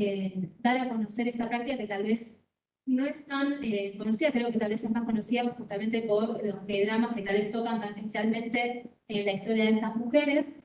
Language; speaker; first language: Spanish; native; Spanish